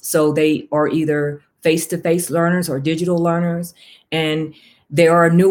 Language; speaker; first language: English; native; English